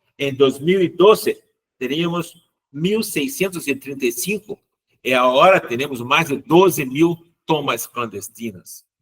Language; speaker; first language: Spanish; non-native, learner; Portuguese